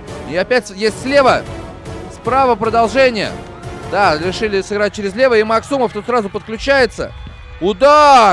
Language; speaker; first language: Russian; native; Russian